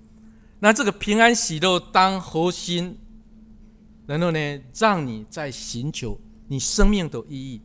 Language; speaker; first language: Chinese; non-native, local second language; Min Nan Chinese